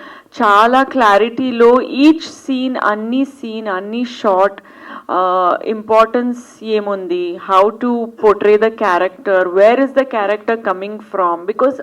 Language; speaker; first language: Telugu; non-native, learner; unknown